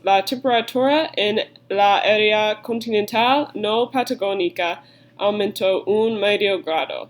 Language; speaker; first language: Spanish; non-native, learner; English